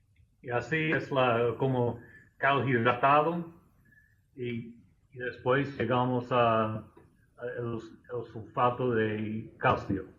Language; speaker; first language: Spanish; non-native, fluent; English